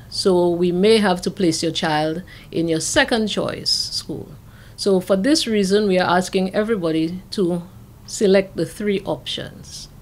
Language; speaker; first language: English; native; English